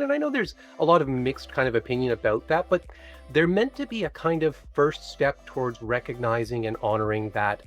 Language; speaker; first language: English; native; English